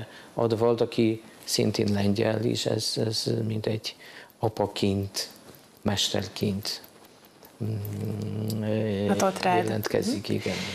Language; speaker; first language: Hungarian; non-native, fluent; Polish